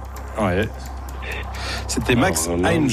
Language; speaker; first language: French; native; French